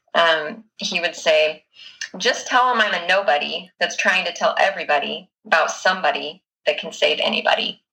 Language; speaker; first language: English; native; English